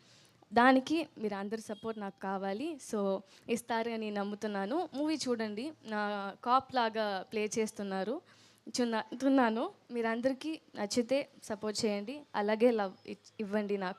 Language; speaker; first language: Telugu; non-native, learner; Tamil